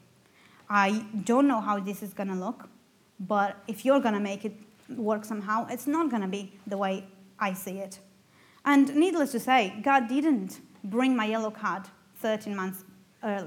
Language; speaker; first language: English; non-native, fluent; Romanian